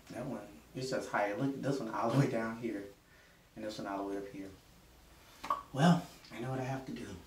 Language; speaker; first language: English; native; English